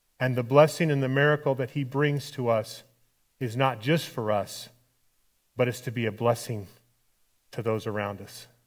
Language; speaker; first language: English; native; English